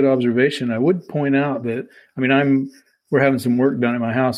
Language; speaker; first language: English; native; English